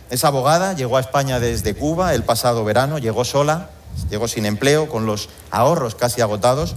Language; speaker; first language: Spanish; native; Spanish